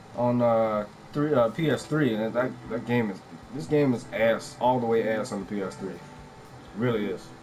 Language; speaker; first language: English; native; English